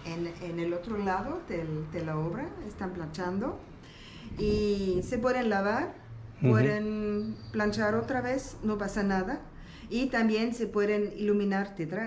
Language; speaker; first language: Spanish; non-native, learner; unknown